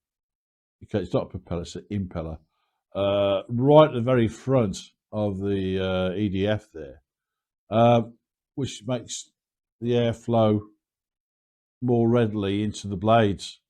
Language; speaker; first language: English; native; English